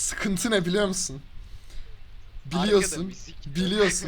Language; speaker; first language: Turkish; native; Turkish